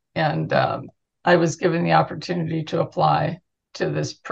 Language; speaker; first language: English; native; English